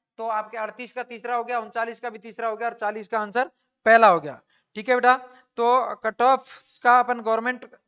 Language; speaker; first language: Hindi; native; Hindi